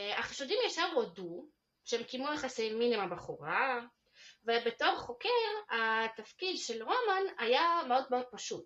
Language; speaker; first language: Hebrew; early bilingual, other home language; Russian